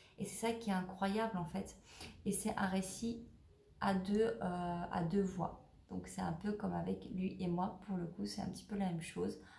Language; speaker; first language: French; native; French